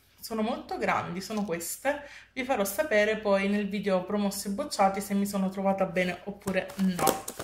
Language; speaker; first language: Italian; native; Italian